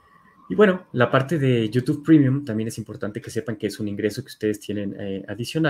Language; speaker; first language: Spanish; native; Spanish